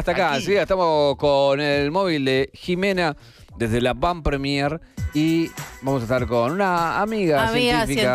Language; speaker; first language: Spanish; native; Spanish